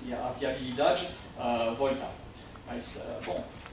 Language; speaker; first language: Portuguese; non-native, fluent; French